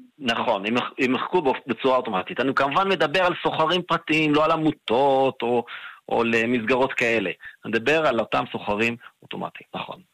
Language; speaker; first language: Hebrew; native; Hebrew